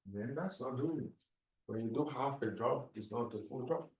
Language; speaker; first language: English; non-native, local second language; Yoruba